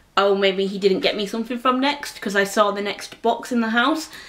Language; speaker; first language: English; native; English